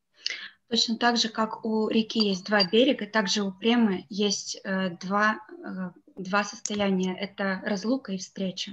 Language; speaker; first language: Russian; native; Russian